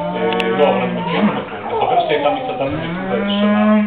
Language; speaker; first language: Hebrew; native; Hebrew